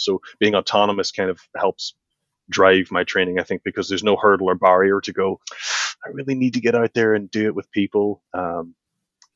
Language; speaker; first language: English; native; English